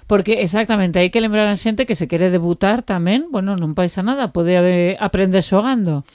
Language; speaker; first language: Galician; native; Galician